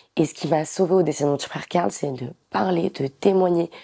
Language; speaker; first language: French; native; French